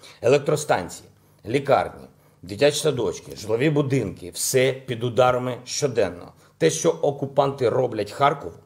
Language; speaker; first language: Ukrainian; non-native, local second language; Russian